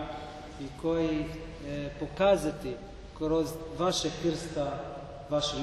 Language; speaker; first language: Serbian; non-native, learner; Arabic